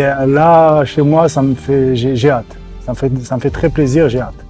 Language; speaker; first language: French; native; French